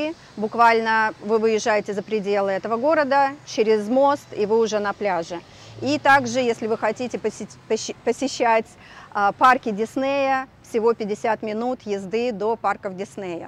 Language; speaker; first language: Russian; native; Russian